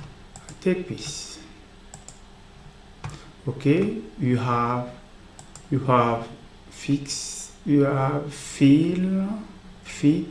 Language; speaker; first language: English; non-native, learner; French